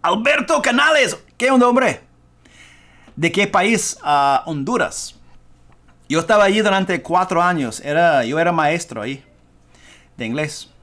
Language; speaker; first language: Spanish; non-native, fluent; English